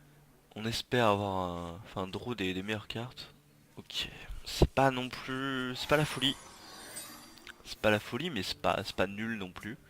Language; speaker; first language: French; native; French